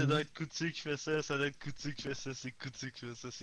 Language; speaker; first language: French; native; French